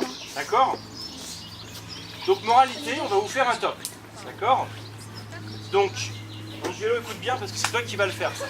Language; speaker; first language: French; native; French